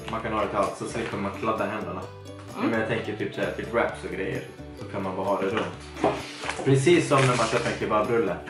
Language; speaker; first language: Swedish; early bilingual, other home language; Kurdish